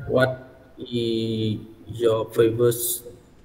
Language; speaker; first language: English; non-native, learner; Vietnamese